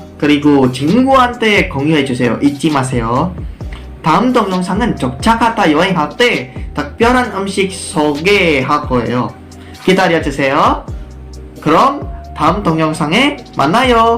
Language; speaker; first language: Korean; non-native, learner; Indonesian